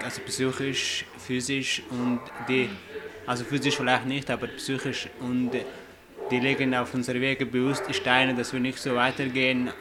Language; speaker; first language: German; non-native, fluent; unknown